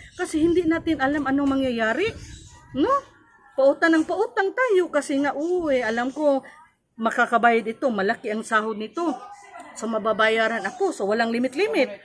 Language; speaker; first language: Filipino; non-native, local second language; Cebuano